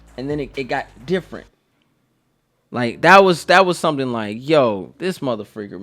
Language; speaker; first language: English; native; English